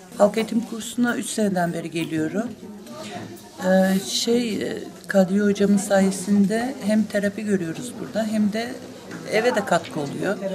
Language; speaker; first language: Turkish; native; Turkish